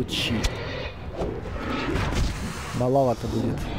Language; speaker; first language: Russian; native; Russian